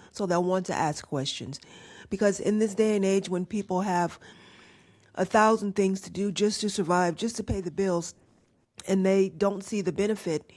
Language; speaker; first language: English; native; English